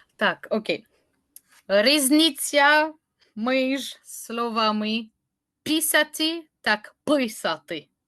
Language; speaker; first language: Ukrainian; non-native, learner; French